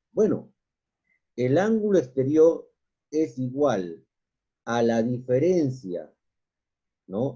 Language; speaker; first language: Spanish; native; Spanish